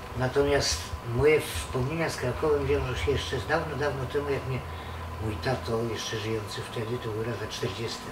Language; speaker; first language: Polish; native; Polish